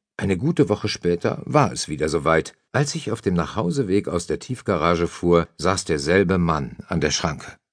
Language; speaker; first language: German; native; German